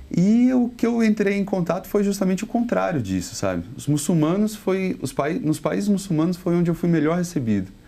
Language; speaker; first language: Portuguese; native; Portuguese